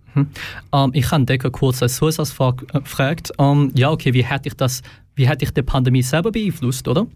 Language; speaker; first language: German; native; German